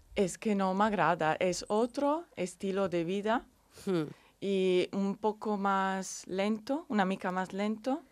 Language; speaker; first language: Catalan; non-native, learner; Italian